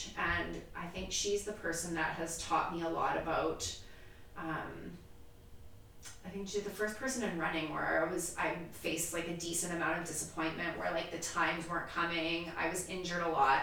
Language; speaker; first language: English; native; English